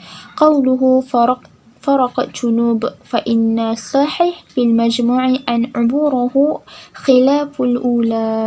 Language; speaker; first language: Arabic; non-native, learner; Malay